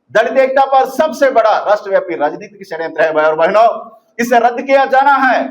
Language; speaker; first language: Hindi; non-native, local second language; Telugu